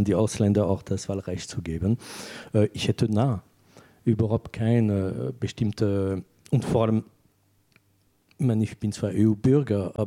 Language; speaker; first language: German; non-native, fluent; French